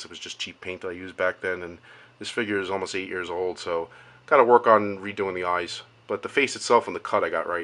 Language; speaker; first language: English; native; English